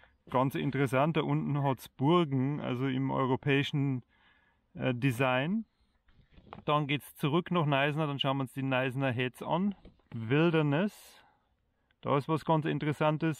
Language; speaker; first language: German; native; German